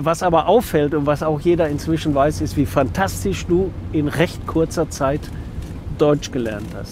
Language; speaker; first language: German; native; German